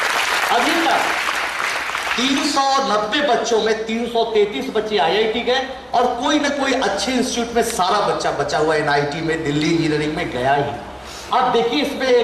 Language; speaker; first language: Hindi; native; Hindi